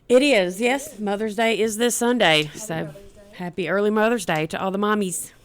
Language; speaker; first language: English; native; English